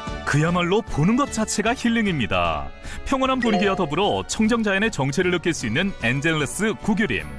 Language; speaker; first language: Korean; native; Korean